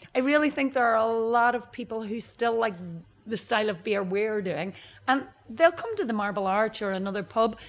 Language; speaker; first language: English; native; English